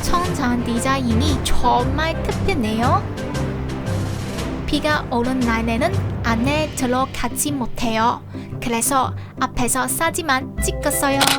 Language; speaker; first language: Korean; non-native, learner; Cantonese